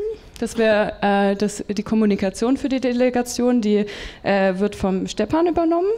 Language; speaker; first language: German; native; German